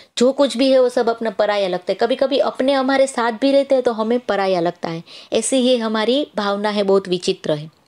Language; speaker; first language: Hindi; non-native, local second language; Gujarati